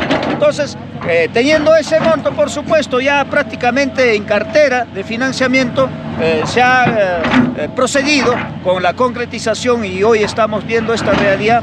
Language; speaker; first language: Spanish; native; Spanish